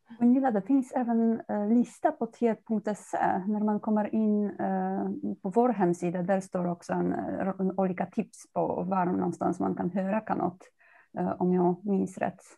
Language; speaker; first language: Swedish; non-native, fluent; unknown